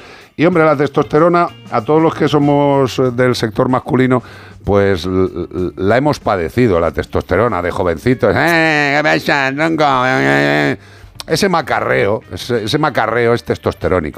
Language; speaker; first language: Spanish; native; Spanish